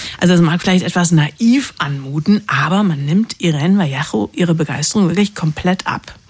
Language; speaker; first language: German; native; German